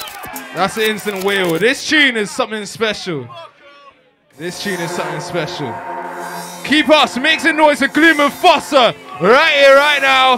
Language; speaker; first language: English; native; English